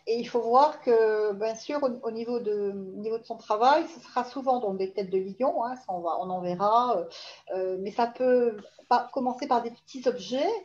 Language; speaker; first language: French; native; French